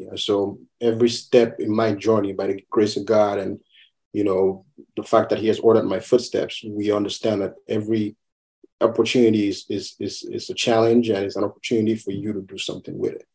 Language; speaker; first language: English; non-native, local second language; Yoruba